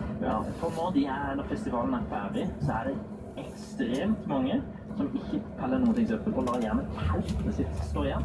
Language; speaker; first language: Norwegian; native; Norwegian